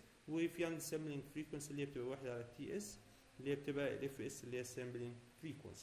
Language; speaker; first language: Arabic; native; Arabic